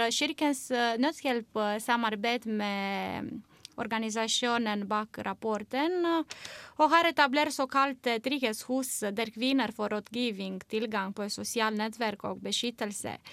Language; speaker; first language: Norwegian; non-native, fluent; Romanian